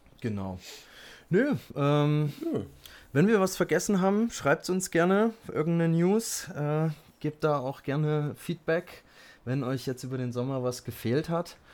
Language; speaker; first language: German; native; German